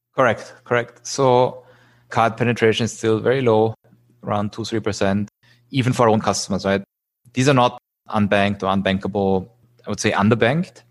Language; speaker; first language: English; non-native, fluent; German